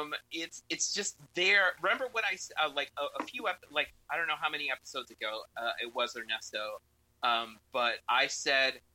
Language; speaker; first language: English; early bilingual, other home language; Spanish